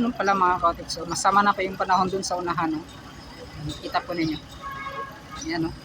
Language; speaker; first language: Filipino; non-native, local second language; Cebuano